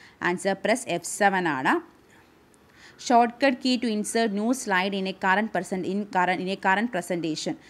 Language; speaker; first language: English; non-native, local second language; Malayalam